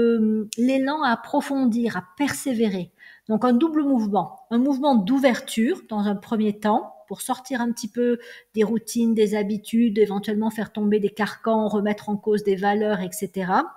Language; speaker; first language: French; native; French